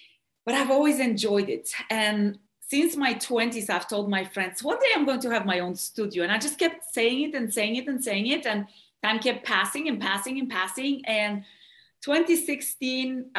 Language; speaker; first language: English; non-native, fluent; Bulgarian